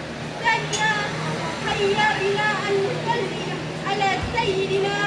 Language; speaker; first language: Arabic; non-native, learner; Indonesian